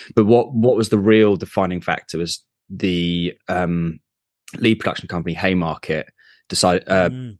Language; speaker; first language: English; native; English